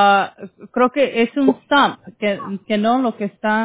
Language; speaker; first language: Spanish; early bilingual, heritage; Spanish